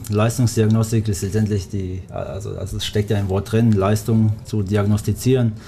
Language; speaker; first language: German; early bilingual, other home language; Albanian